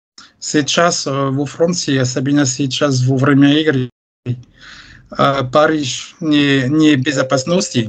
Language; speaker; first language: Russian; non-native, fluent; French